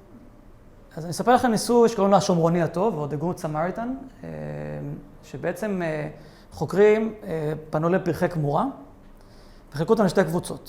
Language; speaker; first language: Hebrew; native; Hebrew